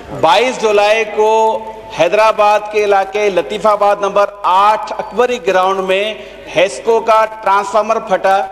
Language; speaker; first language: Urdu; native; Urdu